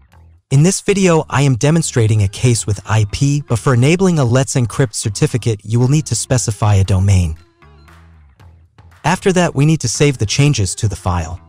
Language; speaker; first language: English; non-native, fluent; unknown